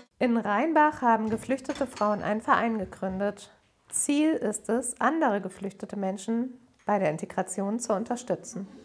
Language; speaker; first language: German; native; German